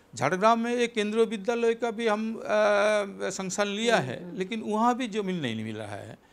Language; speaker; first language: Hindi; non-native, local second language; Santali